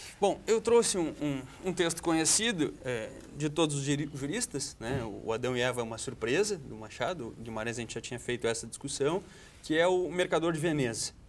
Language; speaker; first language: Portuguese; native; Portuguese